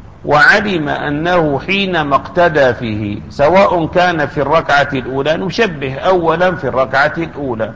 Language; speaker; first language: Arabic; native; Arabic